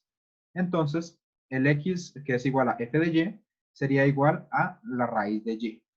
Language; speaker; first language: Spanish; native; Spanish